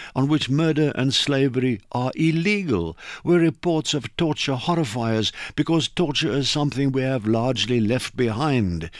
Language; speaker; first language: English; non-native, local second language; Afrikaans